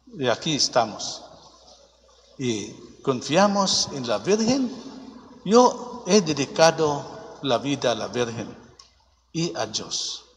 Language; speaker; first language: Spanish; non-native, fluent; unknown